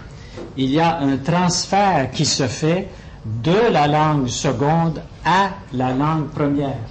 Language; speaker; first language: French; native; French